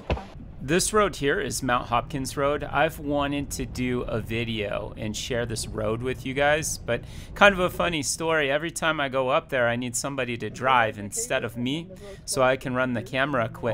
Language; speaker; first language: English; native; English